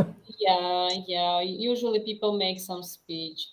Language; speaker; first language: English; non-native, fluent; Russian